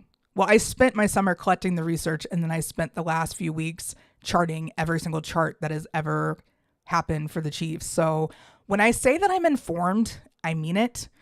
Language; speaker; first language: English; native; English